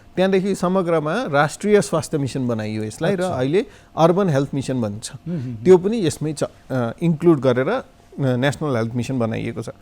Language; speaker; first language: Nepali; native; Nepali